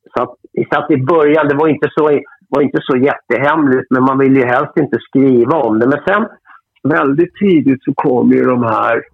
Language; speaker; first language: Swedish; native; Swedish